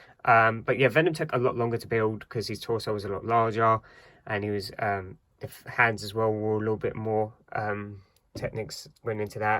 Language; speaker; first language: English; native; English